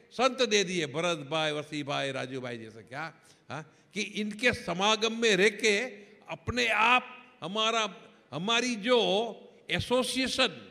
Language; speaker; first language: Hindi; non-native, local second language; Gujarati